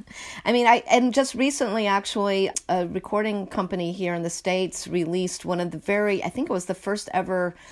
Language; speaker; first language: English; native; English